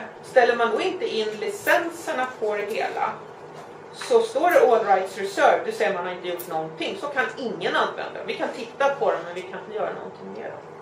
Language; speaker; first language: Swedish; native; Swedish